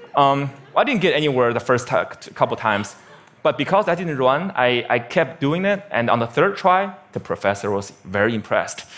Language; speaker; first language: English; non-native, fluent; Chinese